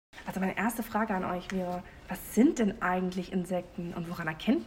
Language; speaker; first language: German; native; German